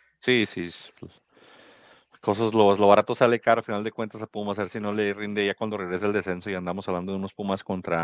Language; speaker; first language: Spanish; native; Spanish